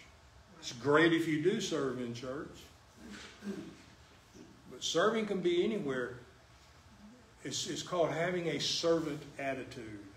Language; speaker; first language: English; native; English